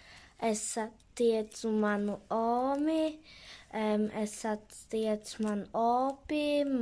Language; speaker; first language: Latvian; early bilingual, heritage; Latvian